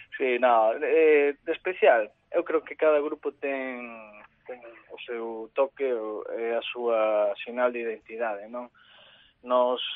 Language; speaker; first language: Galician; early bilingual, other home language; Spanish